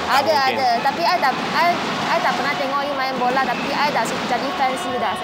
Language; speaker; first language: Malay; non-native, local second language; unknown